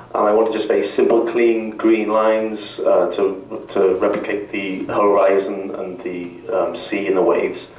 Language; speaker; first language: English; native; English